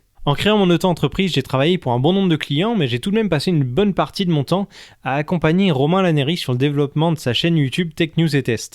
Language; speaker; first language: French; native; French